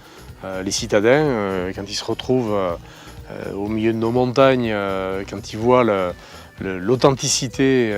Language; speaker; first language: French; native; French